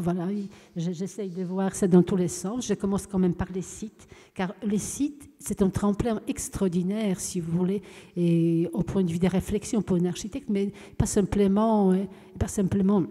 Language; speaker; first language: French; non-native, fluent; Polish